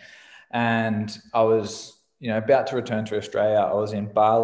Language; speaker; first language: English; native; English